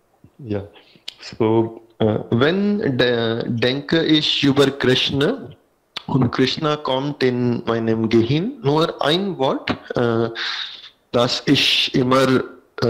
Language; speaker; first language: German; non-native, learner; Hindi